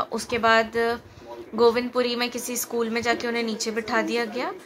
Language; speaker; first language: Hindi; native; Hindi